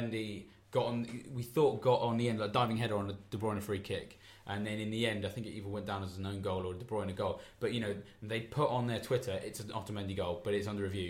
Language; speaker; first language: English; native; English